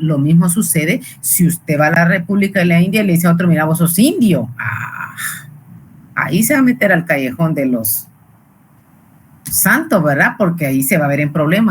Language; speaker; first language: Spanish; native; Spanish